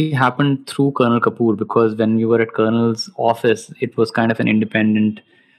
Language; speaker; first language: English; non-native, local second language; Hindi